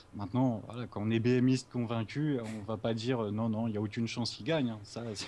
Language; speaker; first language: French; native; French